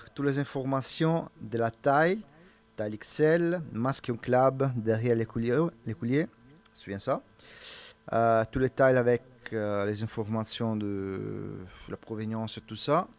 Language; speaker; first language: French; non-native, learner; Italian